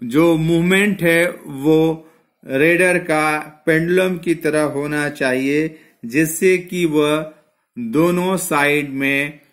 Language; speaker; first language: Hindi; native; Hindi